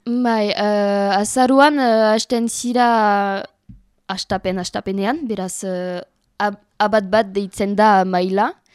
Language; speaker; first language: Basque; non-native, learner; French